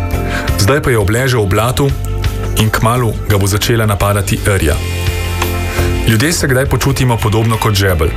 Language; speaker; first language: Slovenian; native; Slovenian